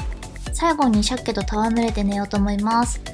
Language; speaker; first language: Japanese; native; Japanese